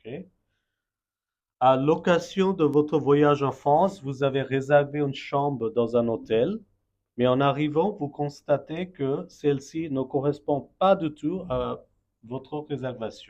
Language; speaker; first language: French; non-native, fluent; Bangla